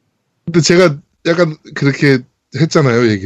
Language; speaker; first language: Korean; native; Korean